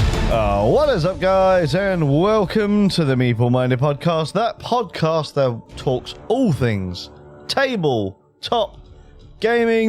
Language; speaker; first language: English; native; English